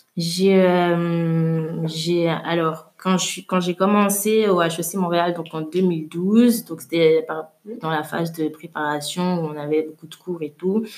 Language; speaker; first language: French; native; French